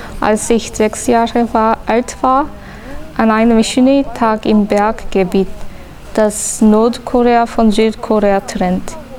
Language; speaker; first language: German; non-native, fluent; Korean